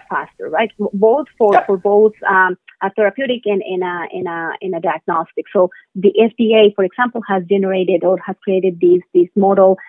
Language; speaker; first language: English; non-native, fluent; Spanish